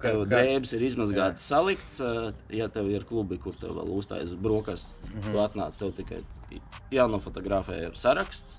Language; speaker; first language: Latvian; non-native, local second language; Russian